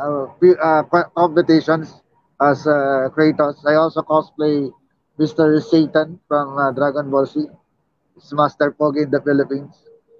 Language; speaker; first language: English; non-native, local second language; Filipino